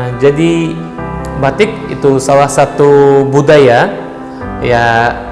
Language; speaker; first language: Indonesian; non-native, fluent; Turkish